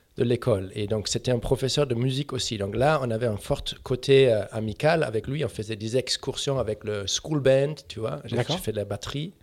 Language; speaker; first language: French; non-native, fluent; German